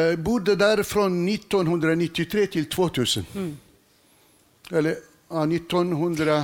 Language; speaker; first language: Swedish; non-native, fluent; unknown